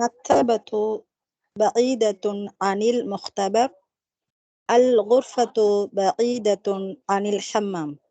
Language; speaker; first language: Arabic; non-native, learner; Tamil